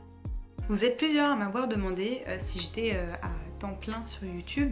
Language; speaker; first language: French; native; French